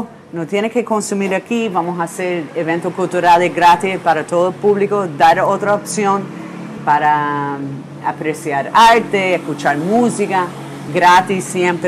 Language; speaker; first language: Spanish; non-native, fluent; English